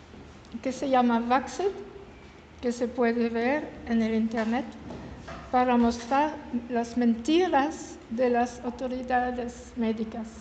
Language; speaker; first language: Spanish; non-native, learner; French